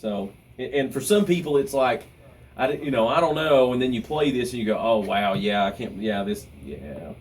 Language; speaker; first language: English; native; English